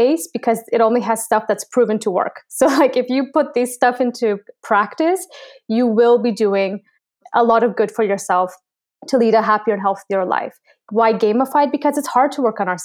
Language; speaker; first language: English; native; English